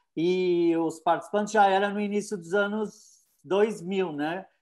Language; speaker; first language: Portuguese; native; Portuguese